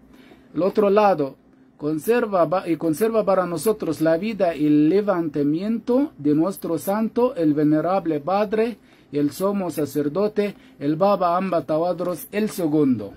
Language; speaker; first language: Spanish; non-native, fluent; Arabic